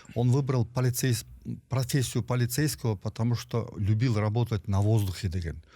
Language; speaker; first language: Russian; non-native, local second language; Kyrgyz